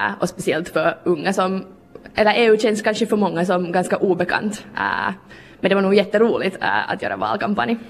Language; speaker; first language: Swedish; native; Swedish